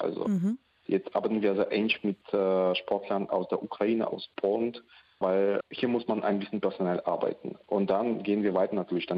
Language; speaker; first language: German; non-native, fluent; Russian